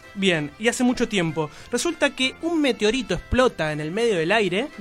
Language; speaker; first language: Spanish; native; Spanish